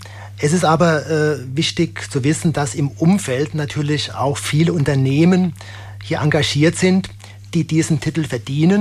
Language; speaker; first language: German; native; German